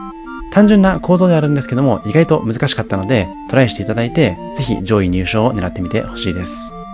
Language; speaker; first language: Japanese; native; Japanese